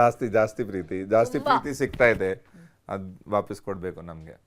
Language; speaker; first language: Kannada; non-native, local second language; Punjabi